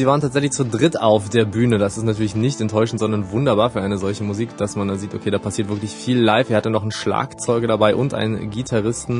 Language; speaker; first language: German; native; German